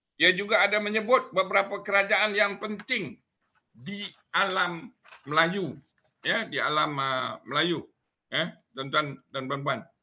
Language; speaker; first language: Malay; native; Malay